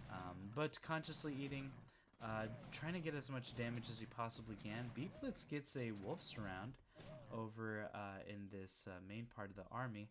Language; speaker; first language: English; native; English